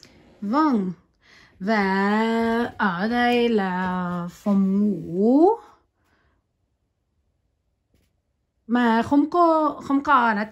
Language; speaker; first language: Vietnamese; non-native, learner; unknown